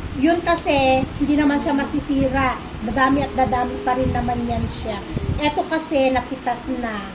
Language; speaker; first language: Filipino; native; Filipino